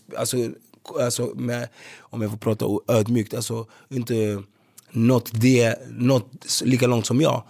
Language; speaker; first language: Swedish; early bilingual, other home language; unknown